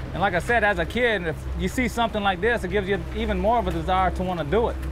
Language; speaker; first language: English; native; English